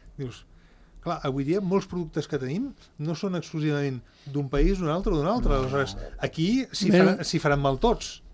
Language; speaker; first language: Catalan; native; Catalan